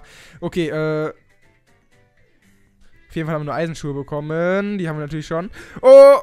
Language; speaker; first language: German; native; German